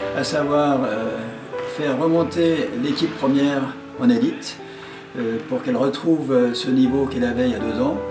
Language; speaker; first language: French; native; French